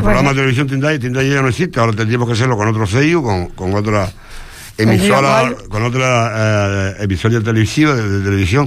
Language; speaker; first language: Spanish; native; Spanish